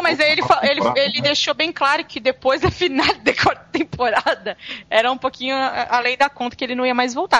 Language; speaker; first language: Portuguese; native; Portuguese